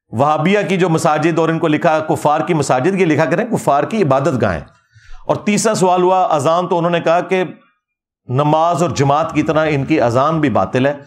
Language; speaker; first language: Urdu; non-native, local second language; Punjabi